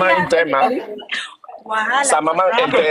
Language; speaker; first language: French; non-native, learner; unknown